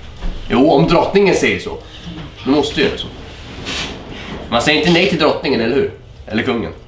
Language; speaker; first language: Swedish; native; Swedish